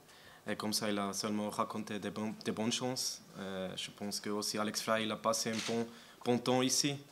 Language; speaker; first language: French; non-native, learner; German